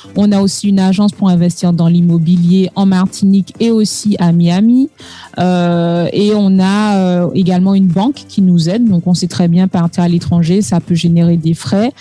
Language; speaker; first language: French; native; French